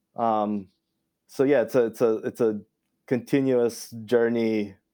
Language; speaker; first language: English; early bilingual, other home language; Romanian